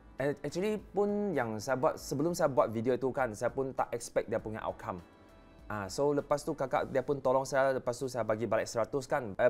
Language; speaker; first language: Malay; non-native, local second language; Chinese